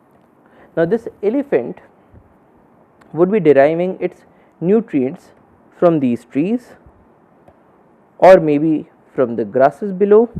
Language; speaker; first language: English; non-native, local second language; Hindi